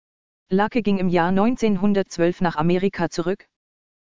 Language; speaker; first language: German; native; German